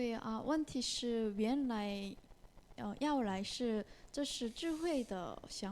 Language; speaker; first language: Chinese; non-native, fluent; Korean